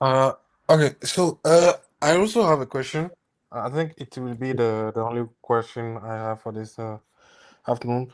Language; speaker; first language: English; non-native, local second language; French